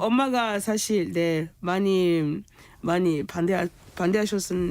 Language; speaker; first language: Korean; non-native, fluent; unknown